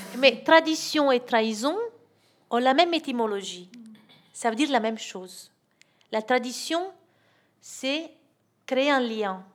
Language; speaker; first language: French; non-native, fluent; Italian